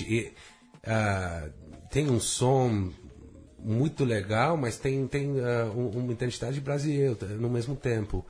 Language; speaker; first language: Portuguese; non-native, fluent; English